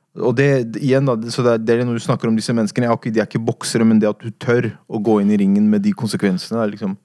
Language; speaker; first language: Norwegian; native; Norwegian